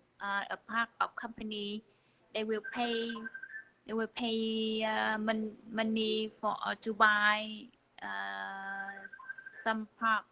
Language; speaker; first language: English; non-native, learner; Vietnamese